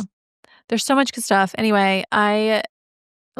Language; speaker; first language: English; native; English